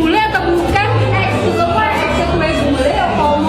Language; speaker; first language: Indonesian; non-native, fluent; French